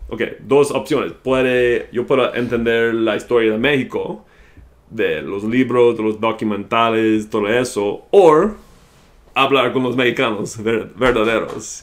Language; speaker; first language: Spanish; non-native, fluent; English